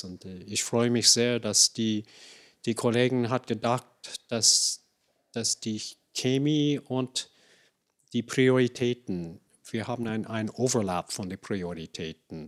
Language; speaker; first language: German; non-native, fluent; English